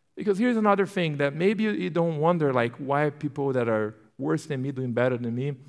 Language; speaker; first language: English; non-native, fluent; Portuguese